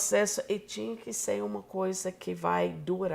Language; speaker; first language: Portuguese; non-native, fluent; English